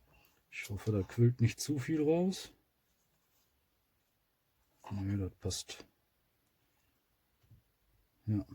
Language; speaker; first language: German; native; German